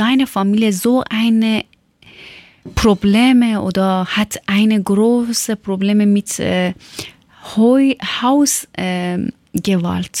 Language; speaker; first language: German; non-native, learner; Persian